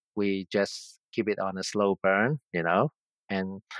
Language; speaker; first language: English; non-native, local second language; Cantonese